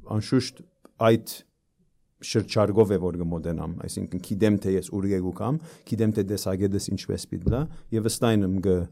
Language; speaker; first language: Armenian; early bilingual, heritage; Armenian